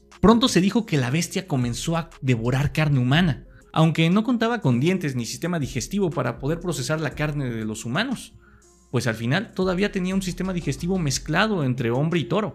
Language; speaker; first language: Spanish; native; Spanish